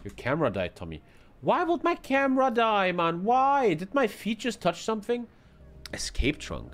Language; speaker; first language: English; non-native, fluent; German